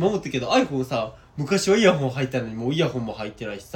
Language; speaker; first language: Japanese; native; Japanese